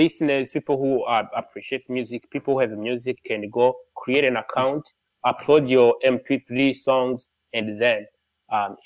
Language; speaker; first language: English; non-native, local second language; Kinyarwanda